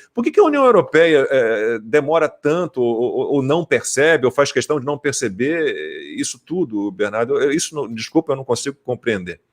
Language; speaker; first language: Portuguese; native; Portuguese